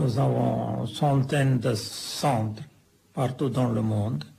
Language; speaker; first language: French; non-native, fluent; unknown